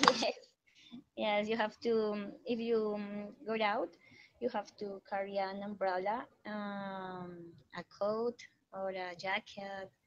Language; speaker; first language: English; non-native, learner; Spanish